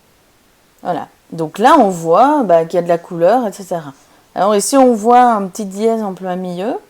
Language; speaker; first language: French; native; French